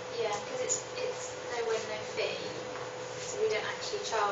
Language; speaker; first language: English; native; English